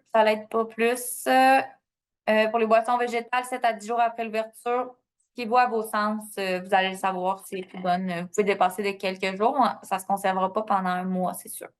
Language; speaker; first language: French; native; French